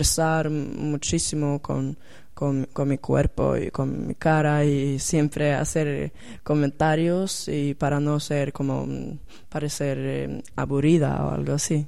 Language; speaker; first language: Spanish; non-native, learner; Swedish